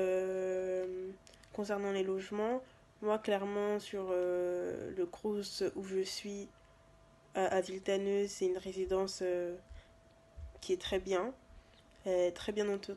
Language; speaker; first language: French; native; French